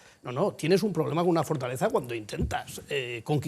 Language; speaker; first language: Spanish; native; Spanish